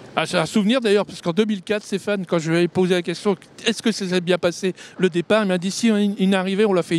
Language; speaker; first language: French; native; French